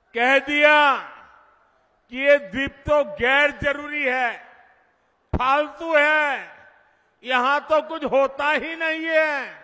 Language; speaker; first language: Hindi; non-native, local second language; Gujarati